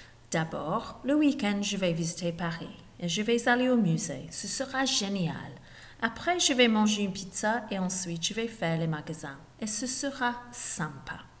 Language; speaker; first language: French; non-native, fluent; English